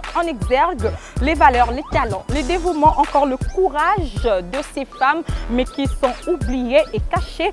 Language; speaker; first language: French; non-native, local second language; Lingala